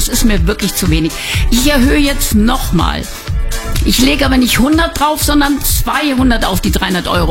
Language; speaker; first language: German; native; German